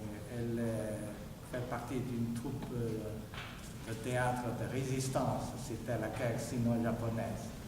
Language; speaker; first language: French; non-native, fluent; Chinese